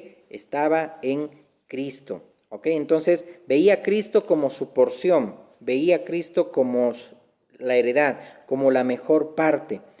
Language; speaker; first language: Spanish; native; Spanish